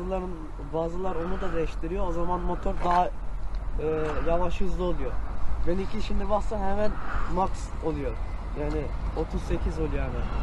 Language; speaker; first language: Turkish; early bilingual, heritage; Turkish